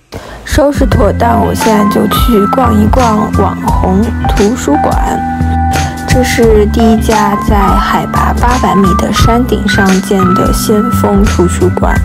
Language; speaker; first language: Chinese; native; Chinese